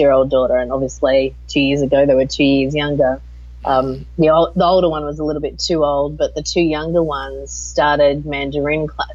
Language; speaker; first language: English; native; English